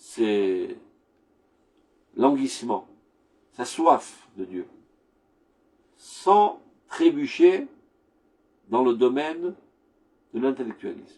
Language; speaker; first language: French; native; French